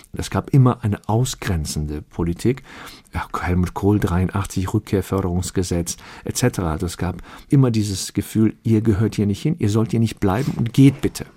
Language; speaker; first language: German; early bilingual, other home language; Turkish